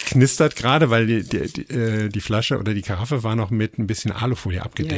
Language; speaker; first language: German; native; German